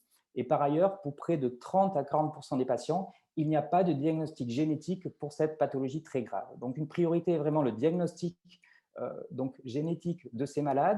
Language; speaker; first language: French; native; French